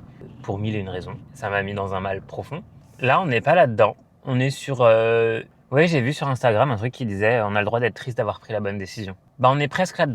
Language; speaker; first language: French; native; French